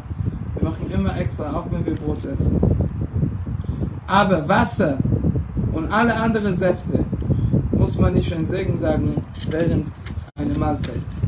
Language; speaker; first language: German; non-native, fluent; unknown